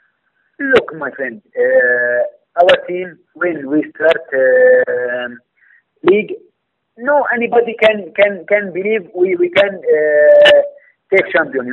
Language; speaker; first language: English; non-native, learner; Arabic